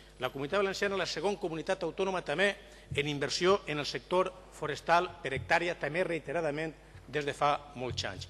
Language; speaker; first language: Catalan; native; Catalan